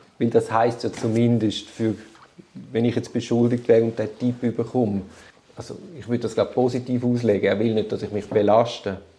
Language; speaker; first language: German; native; German